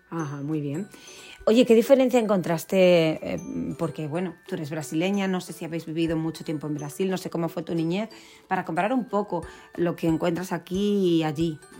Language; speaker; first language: Spanish; native; Spanish